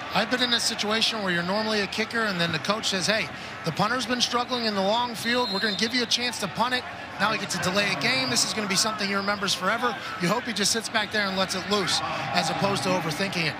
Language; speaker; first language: English; native; English